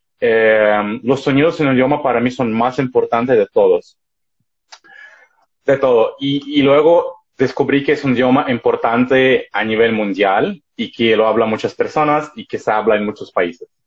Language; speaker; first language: Spanish; non-native, fluent; Russian